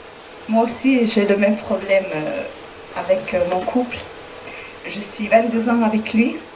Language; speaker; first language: French; non-native, learner; Spanish